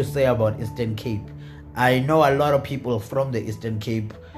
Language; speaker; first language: English; non-native, local second language; Xhosa